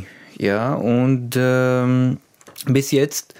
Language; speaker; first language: German; non-native, learner; Arabic